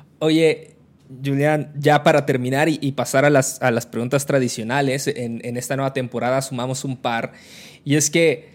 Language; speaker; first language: Spanish; native; Spanish